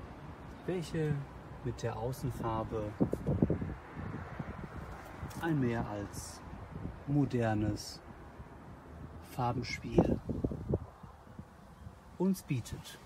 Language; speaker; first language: German; native; German